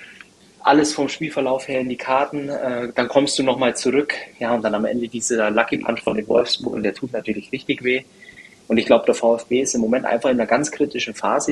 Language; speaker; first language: German; native; German